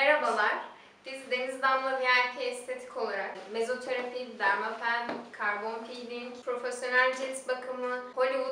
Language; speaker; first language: Turkish; native; Turkish